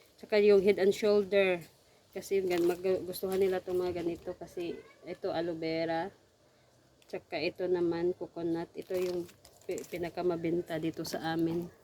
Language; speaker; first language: Filipino; non-native, local second language; Cebuano